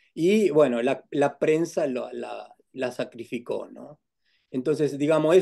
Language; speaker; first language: Spanish; native; Spanish